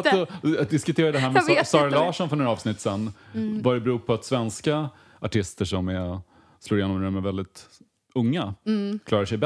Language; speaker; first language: Swedish; native; Swedish